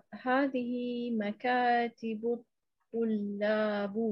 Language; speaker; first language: Arabic; non-native, learner; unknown